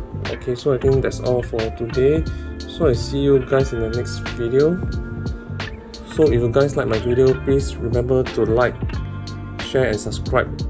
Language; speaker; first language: English; non-native, local second language; Chinese